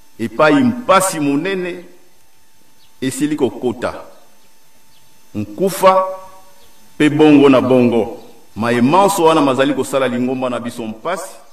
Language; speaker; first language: Lingala; non-native, local second language; Kongo